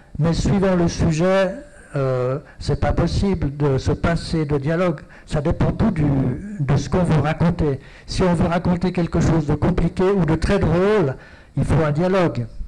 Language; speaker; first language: French; native; French